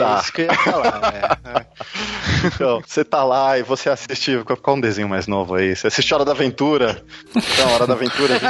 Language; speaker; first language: Portuguese; native; Portuguese